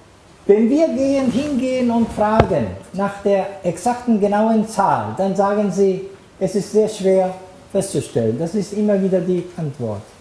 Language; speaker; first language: German; non-native, fluent; Japanese